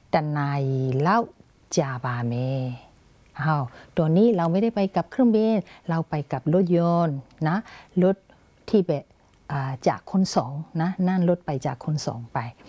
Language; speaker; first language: Thai; non-native, fluent; Burmese